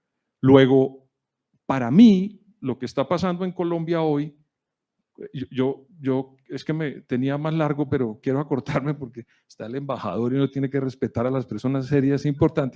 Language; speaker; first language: Spanish; native; Spanish